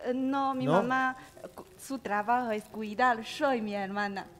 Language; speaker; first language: Spanish; non-native, learner; Chinese